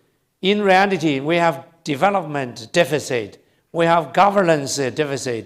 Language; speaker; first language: English; non-native, fluent; Chinese